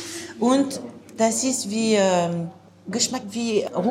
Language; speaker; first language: German; non-native, learner; French